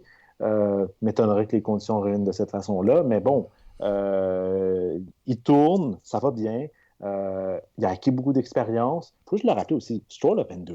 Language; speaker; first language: French; native; French